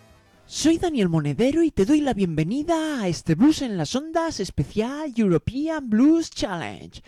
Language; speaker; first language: Spanish; native; Spanish